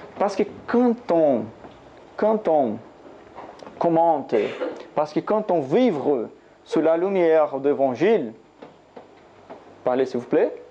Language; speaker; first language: French; non-native, learner; Portuguese